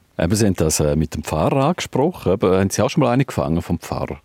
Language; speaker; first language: German; native; German